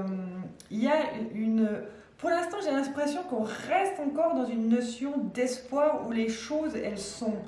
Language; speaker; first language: French; native; French